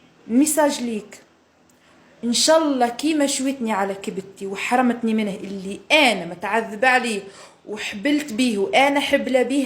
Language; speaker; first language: Arabic; native; Arabic